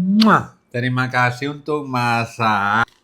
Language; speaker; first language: Indonesian; non-native, learner; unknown